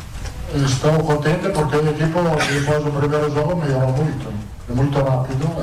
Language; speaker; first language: Portuguese; non-native, fluent; Italian